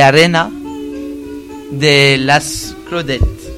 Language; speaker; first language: Spanish; non-native, learner; French